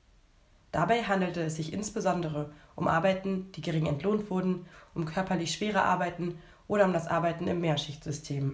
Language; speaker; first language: German; native; German